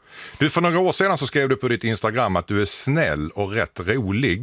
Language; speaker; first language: Swedish; native; Swedish